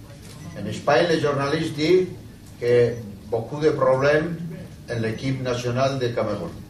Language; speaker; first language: French; non-native, learner; Spanish